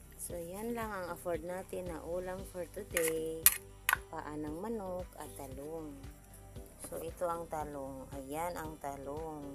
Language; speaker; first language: Filipino; non-native, local second language; Cebuano